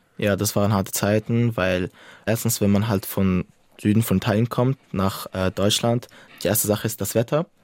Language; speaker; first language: German; non-native, fluent; Italian